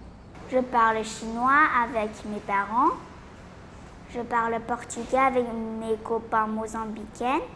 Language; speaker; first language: French; non-native, learner; Chinese